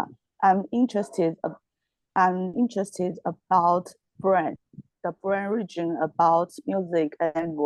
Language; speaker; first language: English; non-native, learner; Chinese